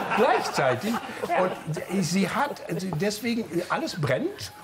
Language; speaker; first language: German; non-native, fluent; English